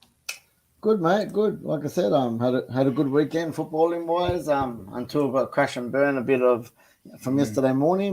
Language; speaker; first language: English; native; English